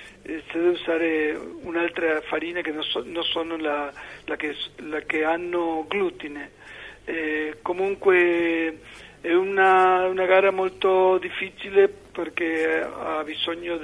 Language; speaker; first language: Italian; non-native, learner; Spanish